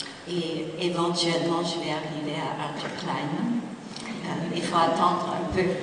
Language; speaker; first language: French; non-native, fluent; English